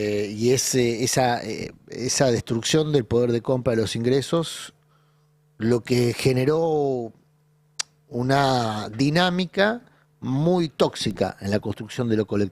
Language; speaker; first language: Spanish; native; Spanish